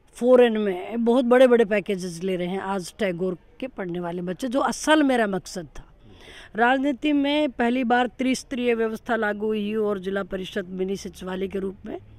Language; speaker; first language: Hindi; native; Hindi